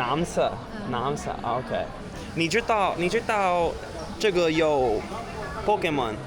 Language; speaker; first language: Chinese; non-native, learner; English